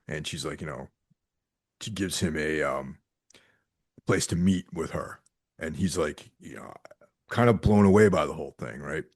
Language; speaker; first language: English; native; English